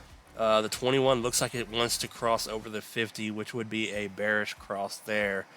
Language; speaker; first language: English; native; English